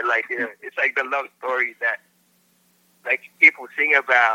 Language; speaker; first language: English; non-native, local second language; Filipino